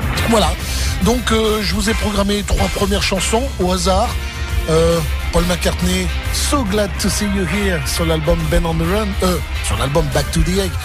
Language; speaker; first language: French; native; French